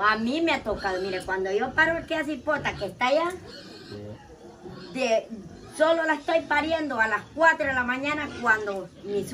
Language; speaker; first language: Spanish; native; Spanish